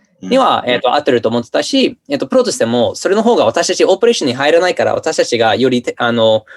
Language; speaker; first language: Japanese; non-native, fluent; English